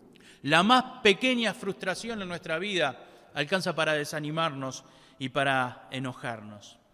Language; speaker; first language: Spanish; native; Spanish